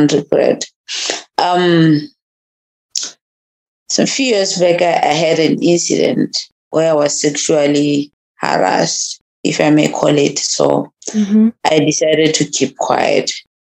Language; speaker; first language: English; non-native, local second language; Tswana